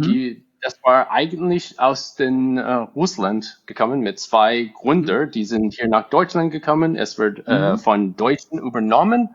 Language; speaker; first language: German; non-native, fluent; English